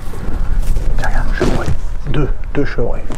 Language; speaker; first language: French; native; French